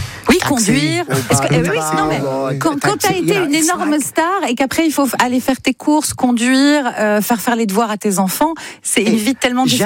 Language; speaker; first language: French; native; French